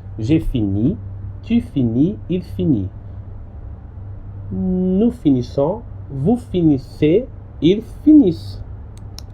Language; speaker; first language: French; non-native, learner; Portuguese